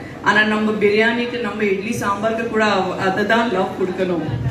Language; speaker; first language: Tamil; non-native, local second language; Gujarati